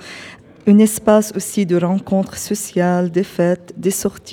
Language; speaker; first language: French; non-native, fluent; Arabic